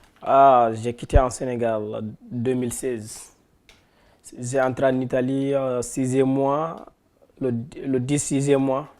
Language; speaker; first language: French; non-native, learner; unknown